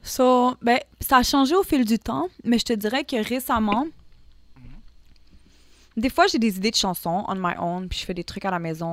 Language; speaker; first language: French; native; French